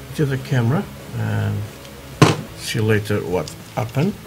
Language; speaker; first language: English; non-native, learner; Portuguese